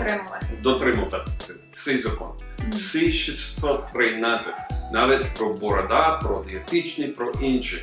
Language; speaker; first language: Ukrainian; non-native, learner; English